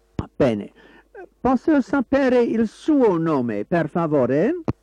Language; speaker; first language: Italian; non-native, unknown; English